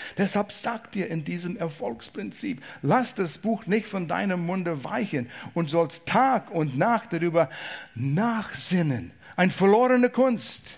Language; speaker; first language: German; non-native, fluent; English